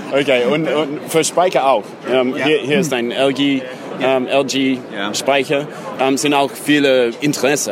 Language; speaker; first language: German; non-native, learner; English